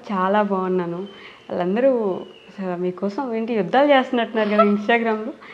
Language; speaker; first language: Telugu; native; Telugu